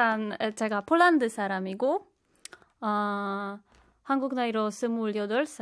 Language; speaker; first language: Korean; non-native, fluent; Polish